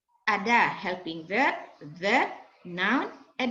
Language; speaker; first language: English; non-native, fluent; Indonesian